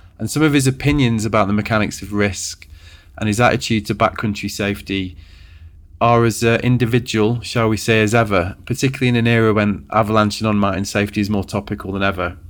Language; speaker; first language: English; native; English